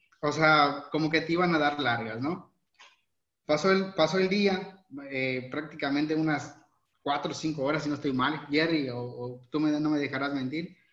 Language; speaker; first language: Spanish; native; Spanish